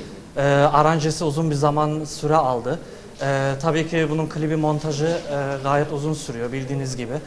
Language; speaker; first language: Turkish; early bilingual, heritage; Turkish